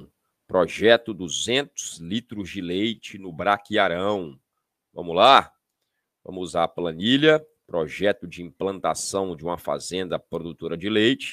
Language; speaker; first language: Portuguese; native; Portuguese